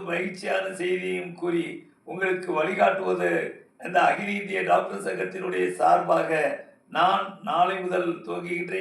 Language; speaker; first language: Tamil; native; Tamil